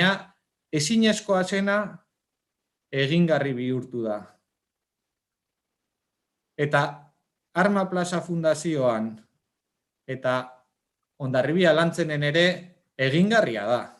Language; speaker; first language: Basque; native; Basque